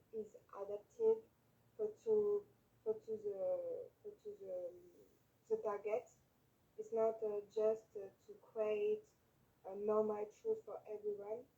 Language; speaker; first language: English; non-native, learner; French